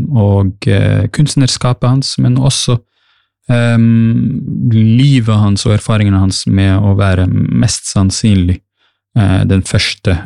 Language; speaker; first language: Norwegian; early bilingual, other home language; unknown